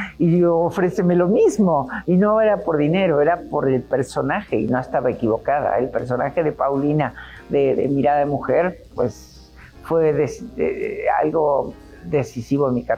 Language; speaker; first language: Spanish; native; Spanish